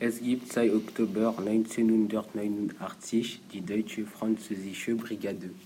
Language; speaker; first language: German; non-native, learner; French